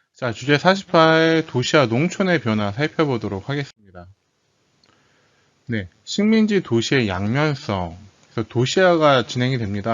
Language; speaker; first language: Korean; native; Korean